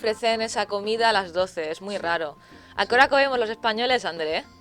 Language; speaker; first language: Spanish; native; Spanish